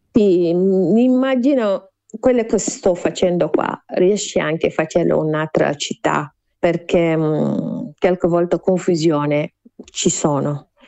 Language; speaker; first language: Italian; non-native, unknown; Wolof